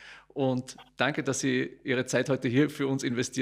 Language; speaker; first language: German; native; German